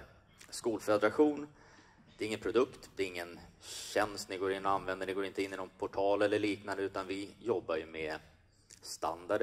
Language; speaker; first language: Swedish; native; Swedish